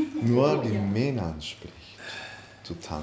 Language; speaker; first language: German; non-native, learner; Spanish